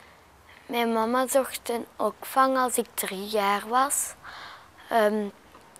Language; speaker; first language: Dutch; non-native, local second language; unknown